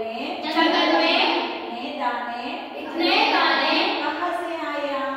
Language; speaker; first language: Hindi; non-native, local second language; Kannada